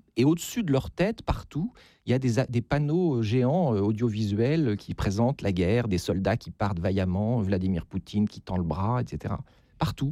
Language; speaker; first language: French; native; French